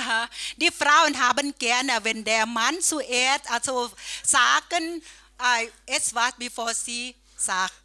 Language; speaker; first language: German; non-native, learner; Thai